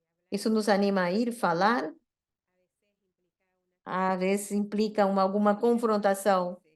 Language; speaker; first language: Portuguese; non-native, fluent; Spanish